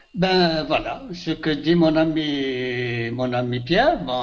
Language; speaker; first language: French; non-native, local second language; Kabyle